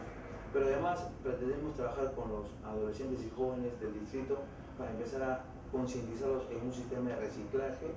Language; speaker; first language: Spanish; native; Spanish